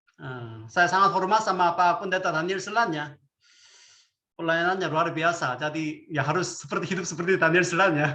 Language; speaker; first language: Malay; non-native, fluent; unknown